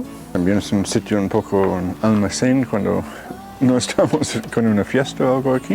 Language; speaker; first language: Spanish; non-native, fluent; English